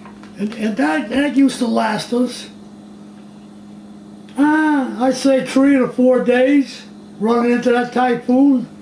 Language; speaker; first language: English; native; English